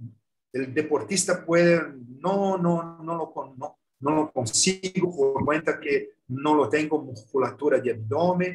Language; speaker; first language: Spanish; non-native, learner; Portuguese